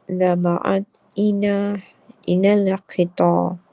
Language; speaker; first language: Arabic; non-native, learner; Malay